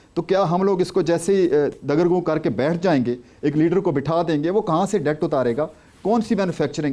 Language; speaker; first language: Urdu; non-native, local second language; Saraiki